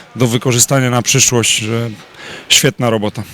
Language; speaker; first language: Polish; native; Polish